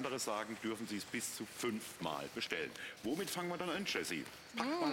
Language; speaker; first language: German; native; German